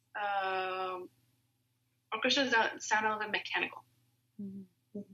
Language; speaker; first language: English; non-native, fluent; Spanish